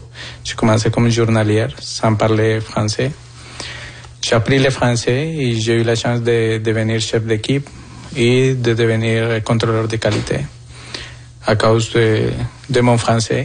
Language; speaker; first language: French; non-native, fluent; Spanish